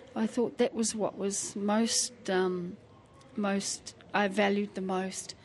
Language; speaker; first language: English; native; English